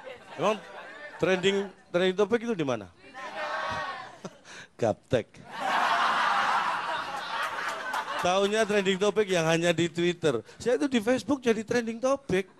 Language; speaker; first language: Indonesian; native; Indonesian